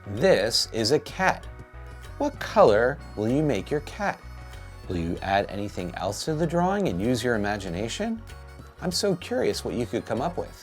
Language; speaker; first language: English; native; English